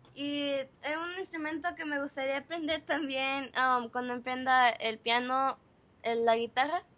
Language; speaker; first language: Spanish; early bilingual, heritage; Spanish